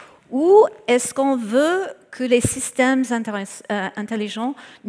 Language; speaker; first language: French; non-native, fluent; English